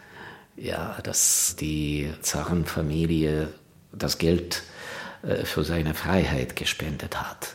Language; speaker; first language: German; non-native, fluent; Ukrainian